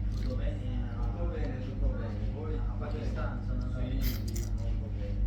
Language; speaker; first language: Italian; non-native, learner; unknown